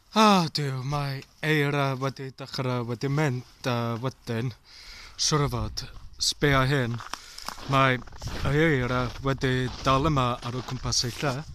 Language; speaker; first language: Welsh; non-native, learner; English